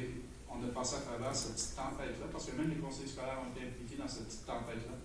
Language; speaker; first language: French; native; French